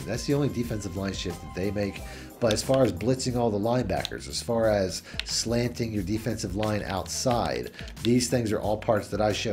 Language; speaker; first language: English; native; English